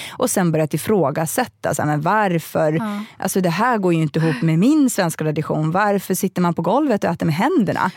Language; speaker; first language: Swedish; early bilingual, other home language; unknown